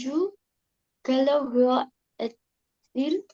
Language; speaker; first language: French; non-native, learner; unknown